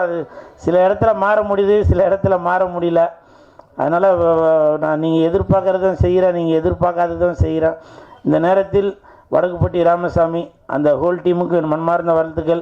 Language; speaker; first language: Tamil; native; Tamil